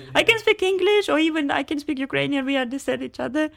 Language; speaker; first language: English; non-native, fluent; Ukrainian